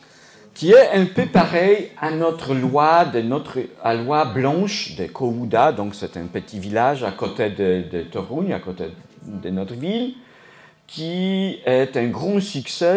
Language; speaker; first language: French; non-native, fluent; Polish